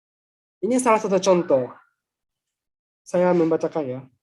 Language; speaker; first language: Indonesian; non-native, fluent; Japanese